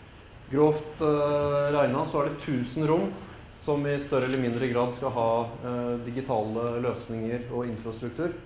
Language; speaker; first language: Norwegian; native; Norwegian